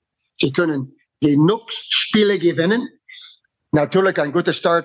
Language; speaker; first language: German; non-native, fluent; English